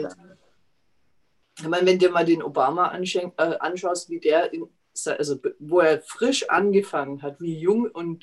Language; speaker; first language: German; native; German